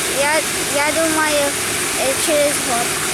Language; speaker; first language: Ukrainian; non-native, local second language; Russian